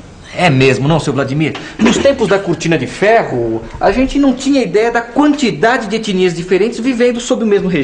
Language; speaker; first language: Portuguese; native; Portuguese